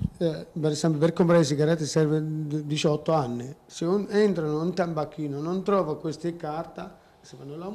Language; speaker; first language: Italian; non-native, learner; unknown